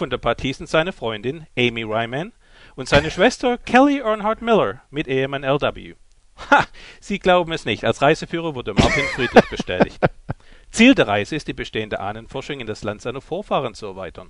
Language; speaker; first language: English; non-native, fluent; German